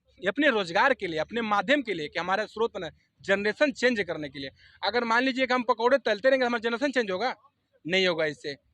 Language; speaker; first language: Hindi; non-native, local second language; Assamese